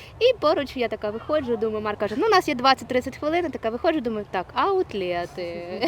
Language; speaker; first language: Ukrainian; non-native, local second language; Russian